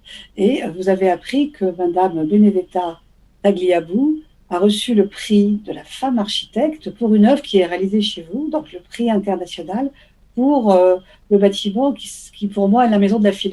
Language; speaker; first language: French; native; French